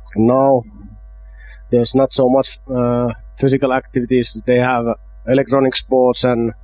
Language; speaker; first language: English; non-native, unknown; Finnish